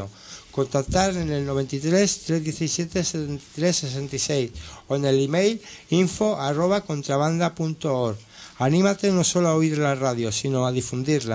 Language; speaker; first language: Spanish; native; Spanish